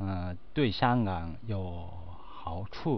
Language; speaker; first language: Chinese; non-native, learner; Japanese